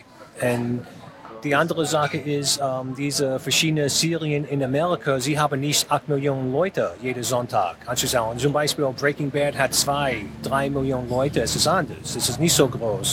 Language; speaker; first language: German; non-native, fluent; English